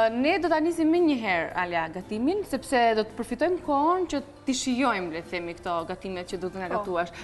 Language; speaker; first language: Albanian; native; Albanian